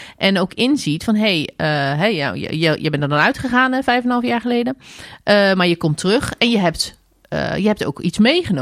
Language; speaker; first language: Dutch; native; Dutch